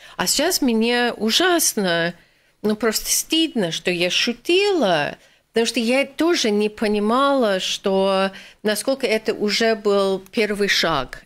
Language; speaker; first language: Russian; non-native, fluent; English